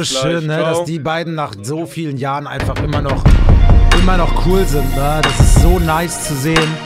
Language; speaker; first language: German; native; German